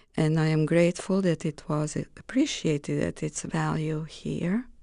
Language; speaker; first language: English; non-native, fluent; Romanian